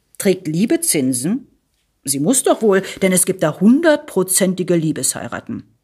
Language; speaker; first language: German; early bilingual, other home language; Italian